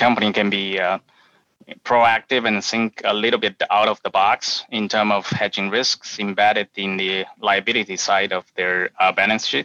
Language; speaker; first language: English; non-native, fluent; Chinese